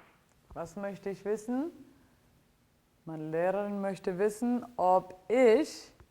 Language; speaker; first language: German; non-native, fluent; English